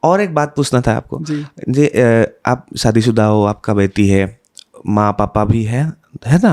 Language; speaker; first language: Hindi; non-native, local second language; Assamese